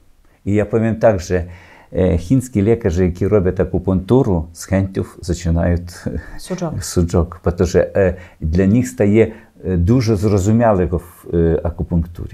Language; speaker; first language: Polish; non-native, learner; Ukrainian